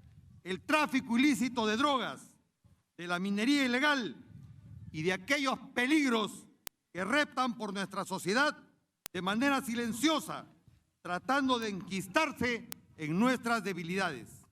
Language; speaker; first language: Spanish; native; Spanish